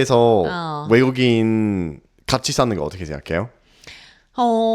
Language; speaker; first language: Korean; non-native, learner; English